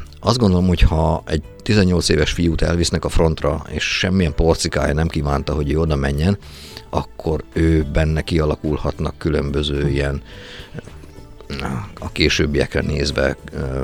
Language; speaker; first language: Hungarian; native; Hungarian